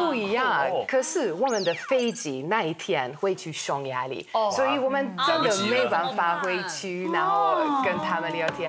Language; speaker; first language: Chinese; non-native, fluent; Hungarian